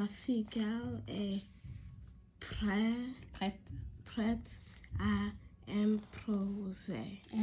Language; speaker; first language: French; non-native, learner; English